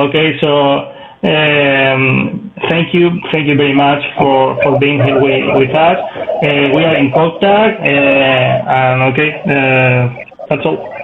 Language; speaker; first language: English; non-native, learner; Spanish